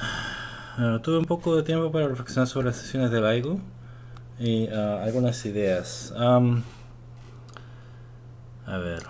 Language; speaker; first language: Spanish; non-native, fluent; Korean